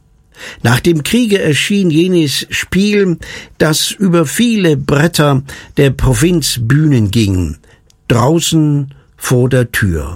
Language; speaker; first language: German; native; German